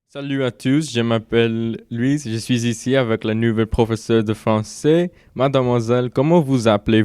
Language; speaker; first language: French; non-native, learner; English